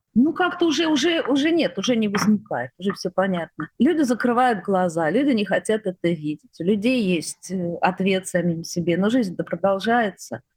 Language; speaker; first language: Russian; native; Russian